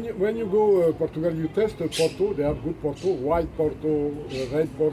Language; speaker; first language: English; non-native, learner; French